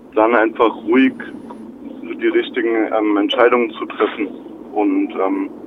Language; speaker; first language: German; native; German